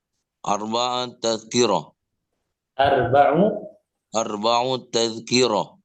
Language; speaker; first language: Arabic; non-native, learner; Indonesian